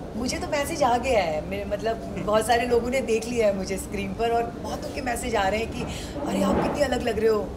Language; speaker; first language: Hindi; native; Hindi